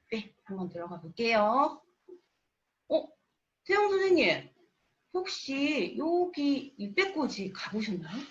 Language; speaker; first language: Korean; native; Korean